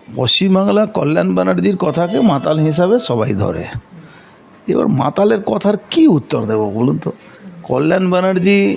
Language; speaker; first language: Bangla; non-native, local second language; Hindi